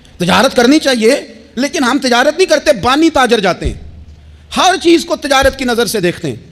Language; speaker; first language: Urdu; non-native, local second language; Punjabi